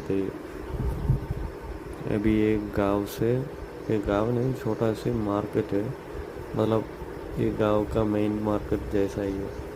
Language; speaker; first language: Hindi; non-native, local second language; Malayalam